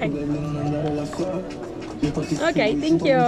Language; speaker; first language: English; non-native, fluent; Italian